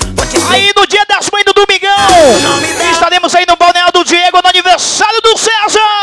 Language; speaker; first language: Portuguese; native; Portuguese